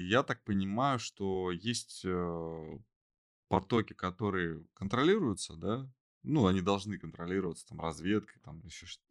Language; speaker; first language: Russian; native; Russian